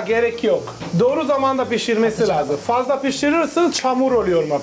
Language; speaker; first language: Turkish; non-native, learner; Italian